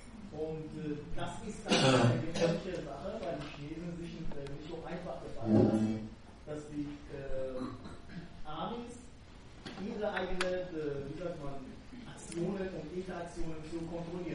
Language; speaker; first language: German; non-native, fluent; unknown